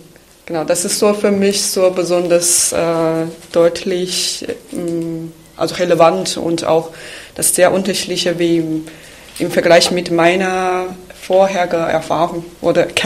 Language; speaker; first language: German; non-native, fluent; Chinese